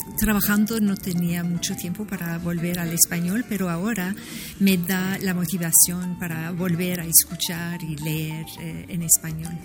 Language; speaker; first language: Spanish; non-native, fluent; French